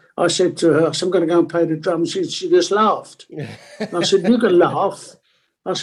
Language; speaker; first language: English; non-native, local second language; Italian